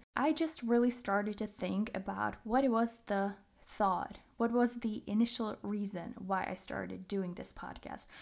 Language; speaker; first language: English; non-native, fluent; Czech